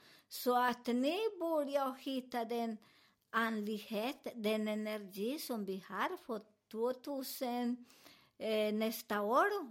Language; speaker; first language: Swedish; non-native, learner; Spanish